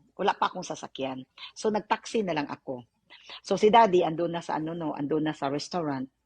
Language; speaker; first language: Filipino; non-native, local second language; Cebuano